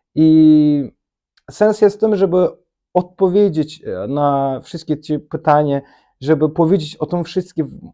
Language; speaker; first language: Polish; non-native, learner; Azerbaijani